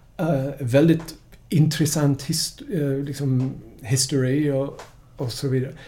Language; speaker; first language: Swedish; non-native, fluent; English